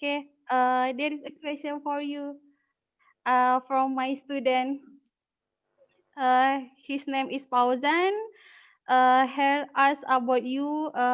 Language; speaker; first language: English; non-native, learner; Indonesian